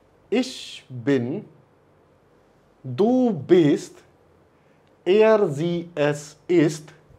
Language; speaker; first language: German; non-native, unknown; Hindi